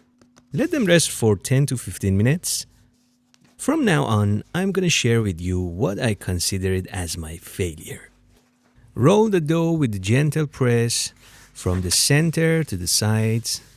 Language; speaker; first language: English; non-native, fluent; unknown